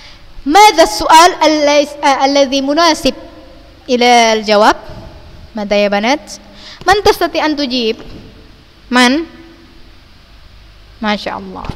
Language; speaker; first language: Arabic; non-native, fluent; Indonesian